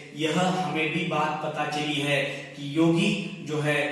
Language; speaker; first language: Hindi; non-native, local second language; Marathi